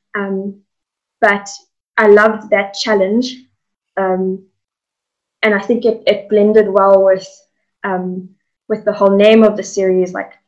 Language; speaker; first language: English; native; English